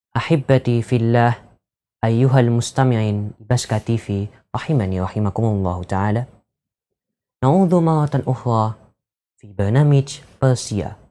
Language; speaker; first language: Arabic; non-native, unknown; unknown